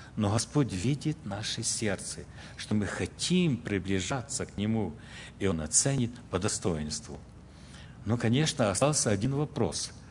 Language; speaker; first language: Russian; early bilingual, other home language; Ukrainian